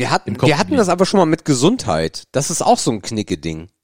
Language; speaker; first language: German; native; German